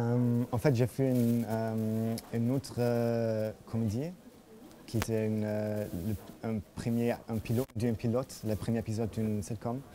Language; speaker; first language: French; non-native, fluent; German